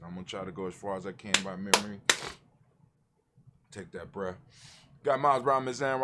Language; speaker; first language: English; native; English